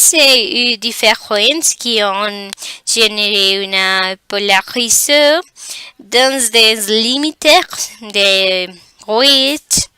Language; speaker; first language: French; non-native, learner; Spanish